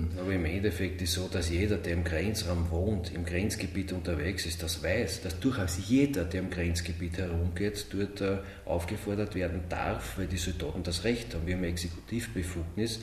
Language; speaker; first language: German; native; German